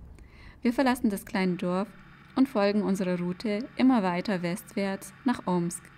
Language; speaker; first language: German; native; German